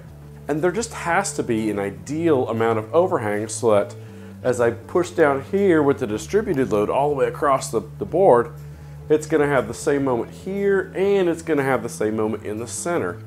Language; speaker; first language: English; native; English